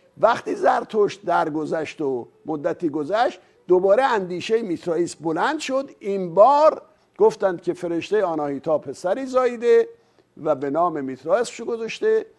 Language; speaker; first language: Persian; native; Persian